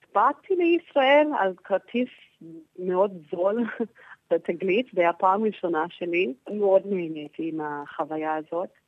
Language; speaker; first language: Hebrew; non-native, fluent; English